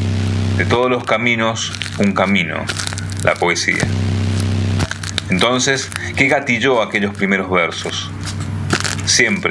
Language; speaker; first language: Spanish; native; Spanish